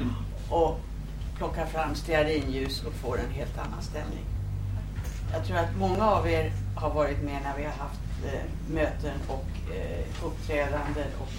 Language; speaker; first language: Swedish; native; Swedish